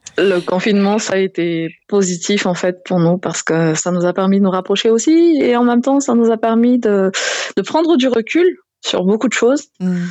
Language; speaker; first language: French; non-native, local second language; Malagasy